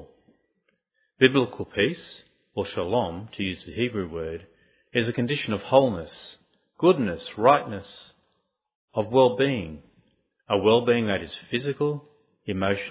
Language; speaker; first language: English; native; English